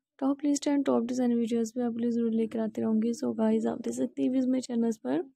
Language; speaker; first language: Hindi; native; Hindi